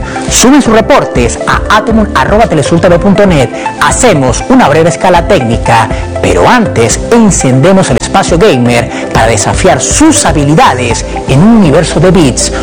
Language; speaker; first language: Spanish; native; Spanish